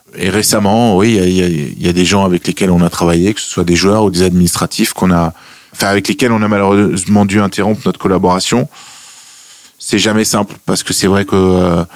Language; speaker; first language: French; native; French